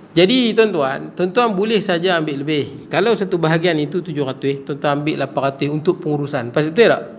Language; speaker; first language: Malay; native; Malay